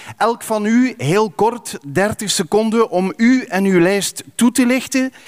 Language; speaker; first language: Dutch; native; Dutch